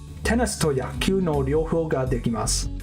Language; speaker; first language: Japanese; non-native, learner; English